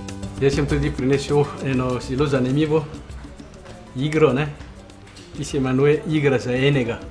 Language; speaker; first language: Slovenian; non-native, learner; Malagasy